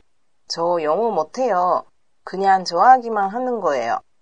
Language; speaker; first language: Korean; non-native, learner; Japanese